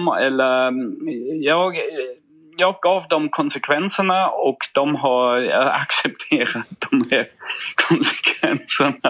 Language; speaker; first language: Swedish; non-native, fluent; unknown